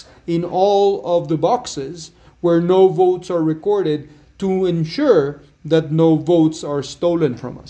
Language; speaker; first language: English; non-native, fluent; Spanish